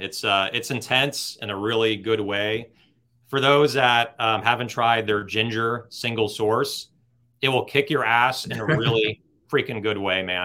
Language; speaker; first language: English; native; English